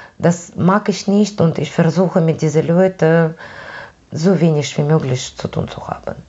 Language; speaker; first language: German; non-native, fluent; Russian